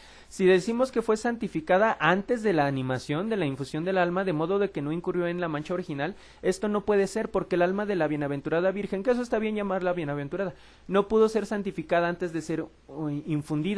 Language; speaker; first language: Spanish; native; Spanish